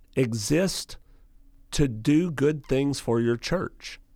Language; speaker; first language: English; native; English